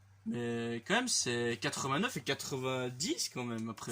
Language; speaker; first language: French; native; French